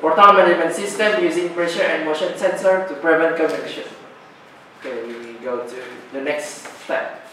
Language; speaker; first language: English; non-native, learner; Indonesian